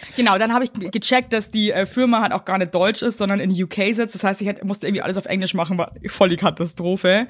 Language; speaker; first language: German; native; German